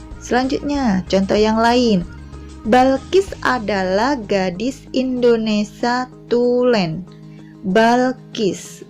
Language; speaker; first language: Indonesian; non-native, local second language; Javanese